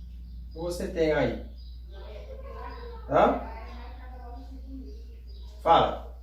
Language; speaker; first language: Portuguese; non-native, learner; Haitian Creole